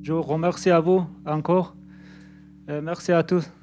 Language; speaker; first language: French; non-native, learner; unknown